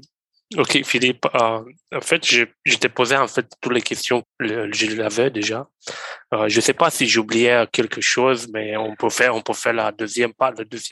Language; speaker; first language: French; non-native, learner; Romanian